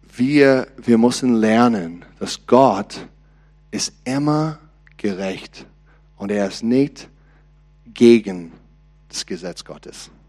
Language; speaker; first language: German; non-native, learner; English